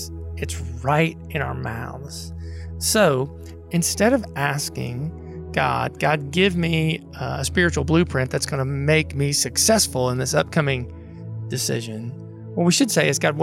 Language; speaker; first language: English; native; English